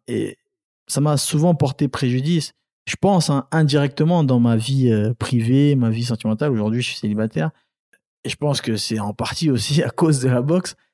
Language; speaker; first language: French; early bilingual, other home language; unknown